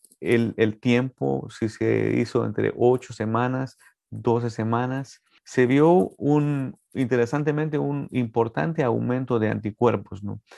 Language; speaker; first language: Spanish; native; Spanish